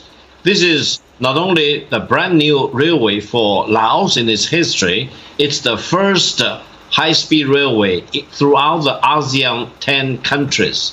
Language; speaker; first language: English; non-native, fluent; Chinese